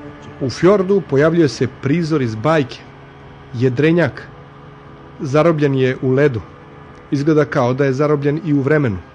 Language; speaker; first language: Serbian; native; Serbian